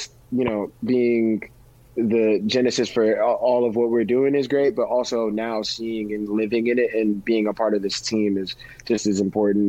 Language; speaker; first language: English; native; English